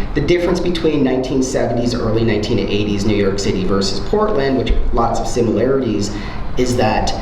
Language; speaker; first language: English; native; English